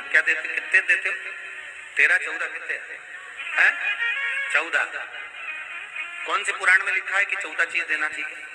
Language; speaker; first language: Hindi; native; Hindi